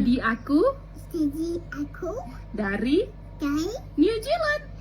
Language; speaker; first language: Indonesian; early bilingual, heritage; Indonesian